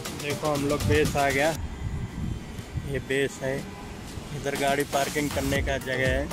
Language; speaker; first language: Hindi; non-native, local second language; Bhojpuri